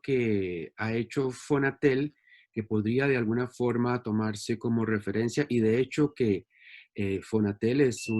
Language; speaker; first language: Spanish; native; Spanish